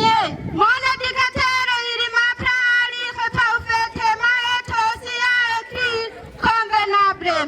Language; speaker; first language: French; non-native, learner; Rundi